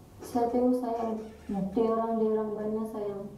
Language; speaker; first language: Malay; non-native, learner; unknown